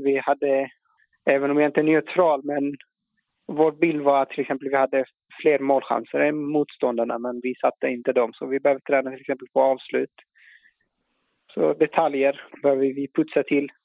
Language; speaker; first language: Swedish; non-native, fluent; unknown